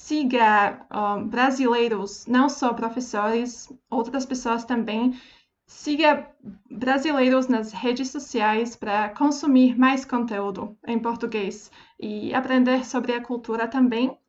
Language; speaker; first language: Portuguese; non-native, fluent; Slovak